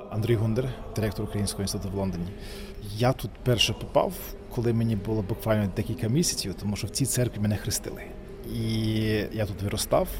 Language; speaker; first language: Ukrainian; early bilingual, heritage; Ukrainian